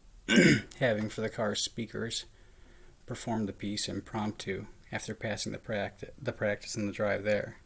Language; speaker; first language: English; native; English